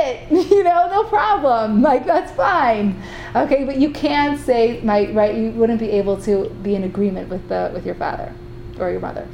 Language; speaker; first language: English; native; English